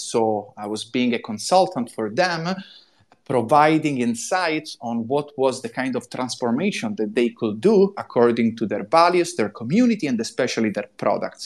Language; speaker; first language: English; non-native, fluent; Italian